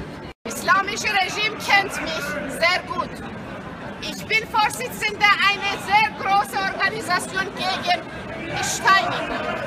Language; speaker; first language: German; non-native, learner; Persian